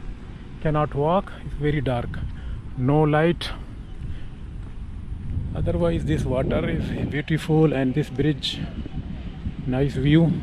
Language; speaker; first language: English; non-native, learner; Urdu